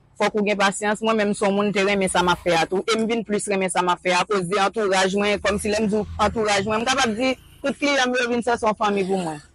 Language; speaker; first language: Haitian Creole; native; Haitian Creole